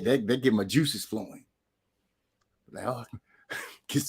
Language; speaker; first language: English; native; English